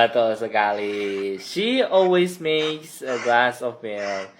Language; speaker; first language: English; non-native, fluent; Indonesian